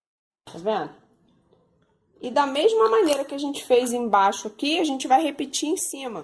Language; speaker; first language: Portuguese; native; Portuguese